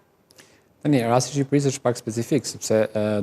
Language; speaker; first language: Albanian; native; Albanian